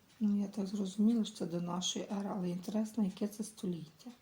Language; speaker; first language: Ukrainian; native; Ukrainian